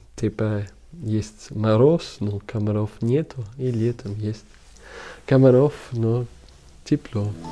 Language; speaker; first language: Russian; non-native, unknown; German